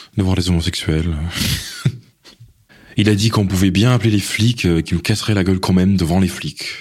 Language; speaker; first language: French; non-native, fluent; English